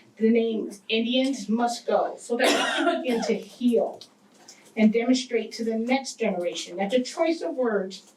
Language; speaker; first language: English; native; English